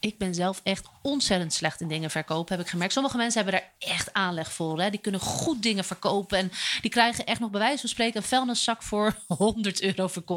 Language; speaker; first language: Dutch; native; Dutch